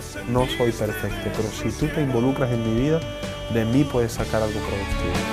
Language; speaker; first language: Spanish; native; Spanish